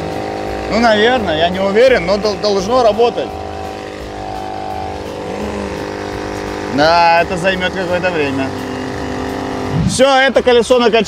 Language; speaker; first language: Russian; native; Russian